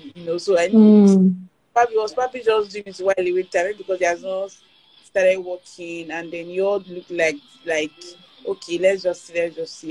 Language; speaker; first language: English; non-native, local second language; Yoruba